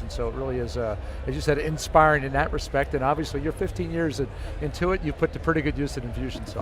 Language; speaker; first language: English; native; English